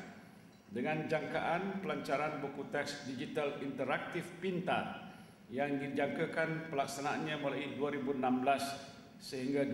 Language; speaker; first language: Malay; native; Malay